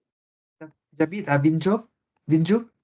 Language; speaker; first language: French; non-native, learner; Vietnamese